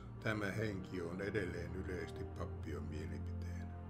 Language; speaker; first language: Finnish; native; Finnish